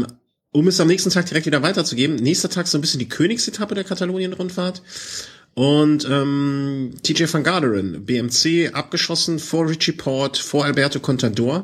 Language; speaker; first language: German; native; German